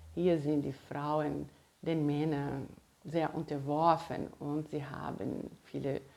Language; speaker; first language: German; non-native, fluent; Portuguese